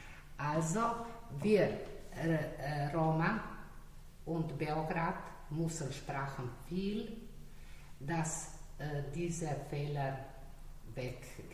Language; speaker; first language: German; non-native, learner; Slovenian